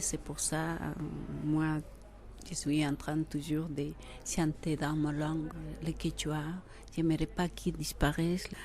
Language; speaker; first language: French; non-native, fluent; Quechua